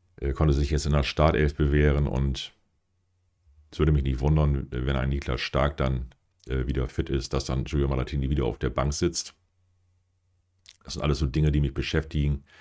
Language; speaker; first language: German; native; German